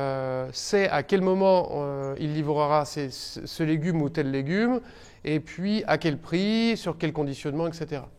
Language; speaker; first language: French; native; French